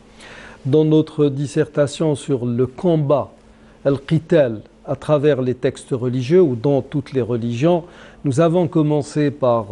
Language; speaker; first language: French; non-native, local second language; Arabic